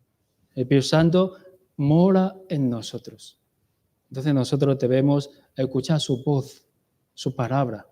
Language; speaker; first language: Spanish; non-native, learner; Chinese